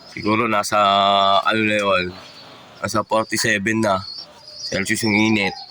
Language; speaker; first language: Filipino; native; Filipino